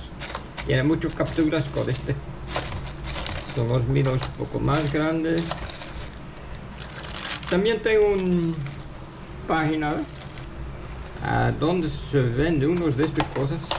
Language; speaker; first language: Spanish; non-native, fluent; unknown